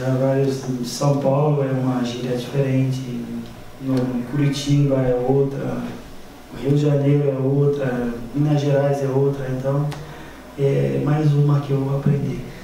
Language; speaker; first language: Portuguese; non-native, fluent; French